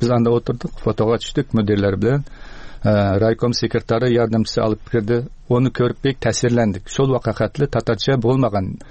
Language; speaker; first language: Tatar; early bilingual, heritage; Tatar